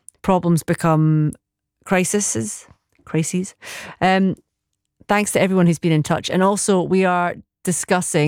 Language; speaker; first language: English; native; English